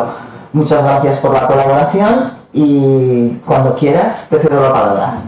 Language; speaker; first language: Spanish; native; Spanish